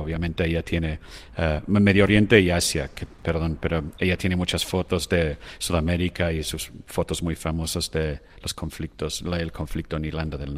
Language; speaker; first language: Spanish; non-native, fluent; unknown